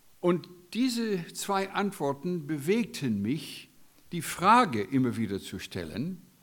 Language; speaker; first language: German; non-native, fluent; English